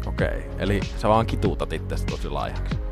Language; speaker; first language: Finnish; native; Finnish